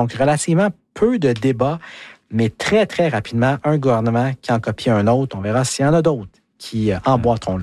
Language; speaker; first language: French; native; French